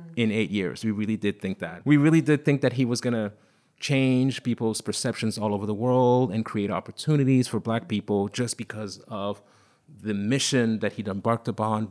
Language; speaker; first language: English; non-native, fluent; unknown